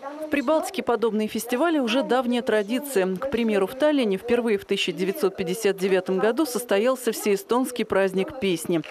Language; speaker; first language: Russian; native; Russian